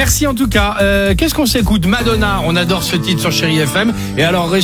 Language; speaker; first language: French; native; French